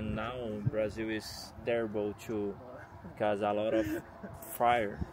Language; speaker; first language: English; non-native, learner; Portuguese